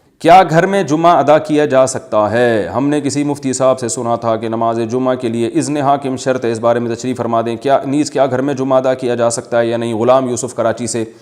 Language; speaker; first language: Urdu; native; Urdu